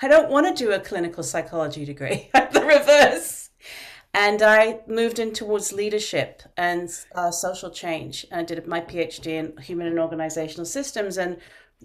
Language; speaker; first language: English; native; English